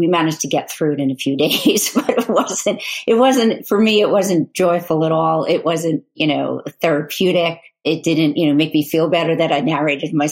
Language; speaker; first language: English; native; English